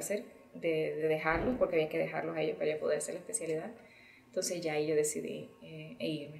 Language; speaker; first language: Spanish; early bilingual, heritage; Spanish